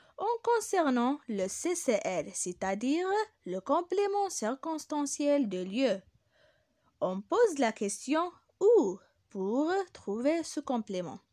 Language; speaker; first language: French; non-native, local second language; Arabic